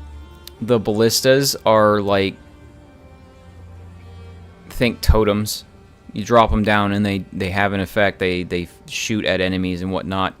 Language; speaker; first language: English; native; English